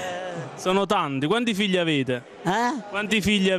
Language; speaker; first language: Italian; native; Italian